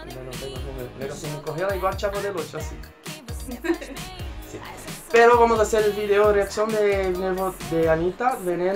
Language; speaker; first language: Spanish; non-native, fluent; Portuguese